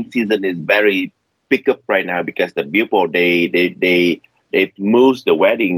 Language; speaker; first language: English; non-native, learner; Vietnamese